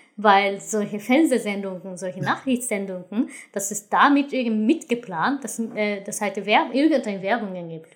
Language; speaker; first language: German; non-native, fluent; Japanese